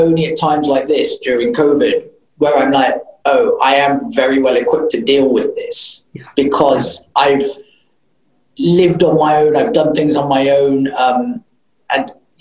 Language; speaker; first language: English; native; English